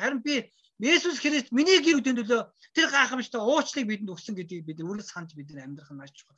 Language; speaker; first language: Mongolian; non-native, fluent; Korean